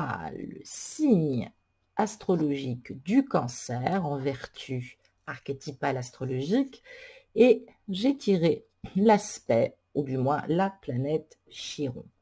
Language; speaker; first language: French; native; French